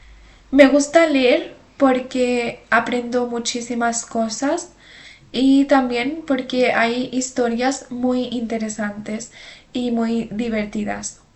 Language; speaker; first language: Spanish; non-native, fluent; Urdu